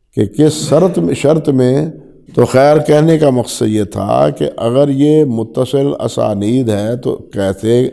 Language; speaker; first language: Urdu; non-native, local second language; Punjabi